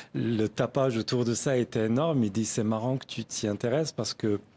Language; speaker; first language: French; non-native, local second language; Arabic